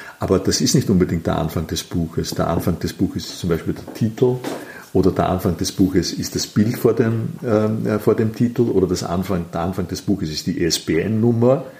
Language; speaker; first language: German; native; German